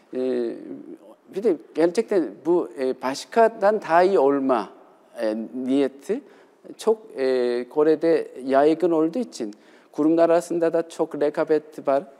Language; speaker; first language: Turkish; non-native, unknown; Korean